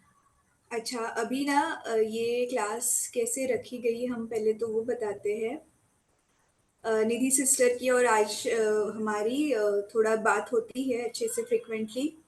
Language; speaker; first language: Hindi; native; Hindi